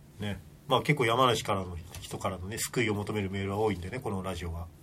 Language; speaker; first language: Japanese; native; Japanese